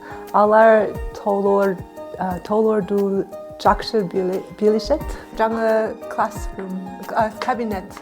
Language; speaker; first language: Kyrgyz; non-native, learner; English